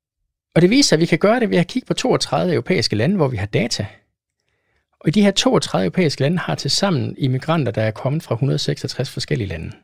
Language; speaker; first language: Danish; native; Danish